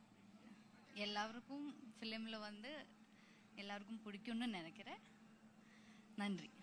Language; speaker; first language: Tamil; non-native, learner; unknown